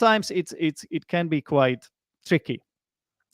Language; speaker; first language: English; non-native, fluent; Czech